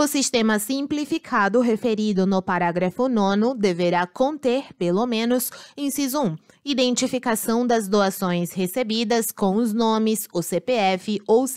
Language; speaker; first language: Portuguese; native; Portuguese